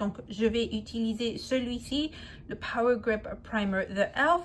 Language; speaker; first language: French; non-native, fluent; Spanish